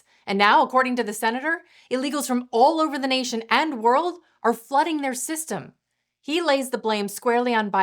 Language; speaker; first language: English; native; English